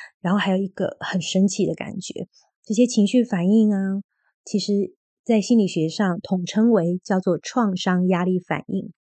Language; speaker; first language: Chinese; native; Chinese